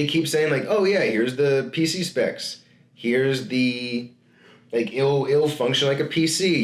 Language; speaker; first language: English; native; English